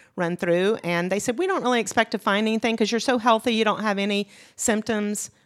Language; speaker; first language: English; native; English